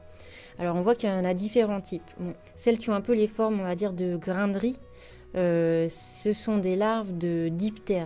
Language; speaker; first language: French; native; French